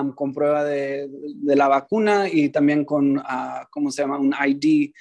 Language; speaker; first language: Spanish; early bilingual, heritage; Spanish